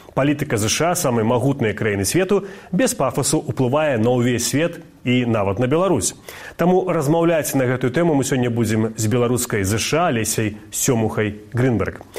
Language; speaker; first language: Belarusian; native; Belarusian